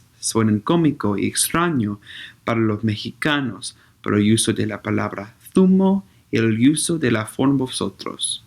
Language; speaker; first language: Spanish; non-native, learner; English